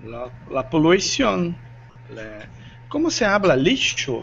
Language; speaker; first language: Spanish; non-native, learner; Portuguese